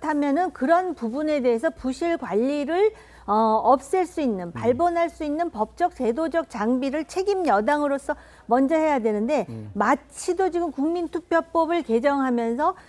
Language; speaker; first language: Korean; native; Korean